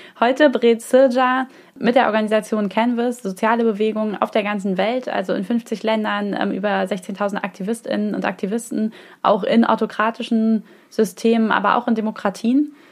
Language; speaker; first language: German; native; German